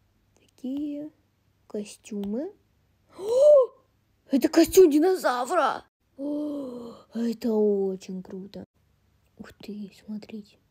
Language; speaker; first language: Russian; native; Russian